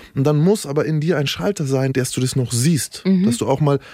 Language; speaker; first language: German; native; German